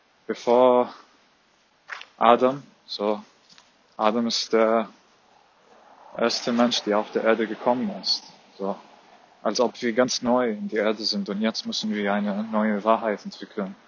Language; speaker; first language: German; non-native, fluent; Arabic